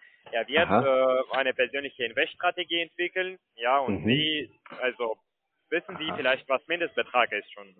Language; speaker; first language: German; non-native, fluent; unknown